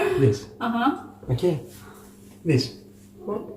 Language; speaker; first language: English; non-native, learner; Greek